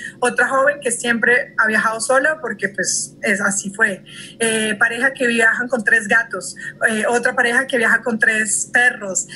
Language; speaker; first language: Spanish; early bilingual, heritage; Spanish